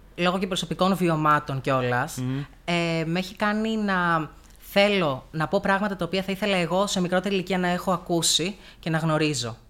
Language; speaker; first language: Greek; native; Greek